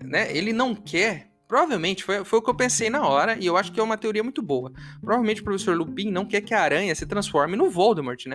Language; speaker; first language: Portuguese; native; Portuguese